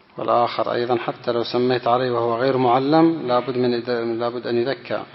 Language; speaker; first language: Arabic; non-native, fluent; Indonesian